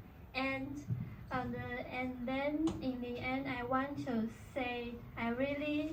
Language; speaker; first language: English; non-native, learner; Chinese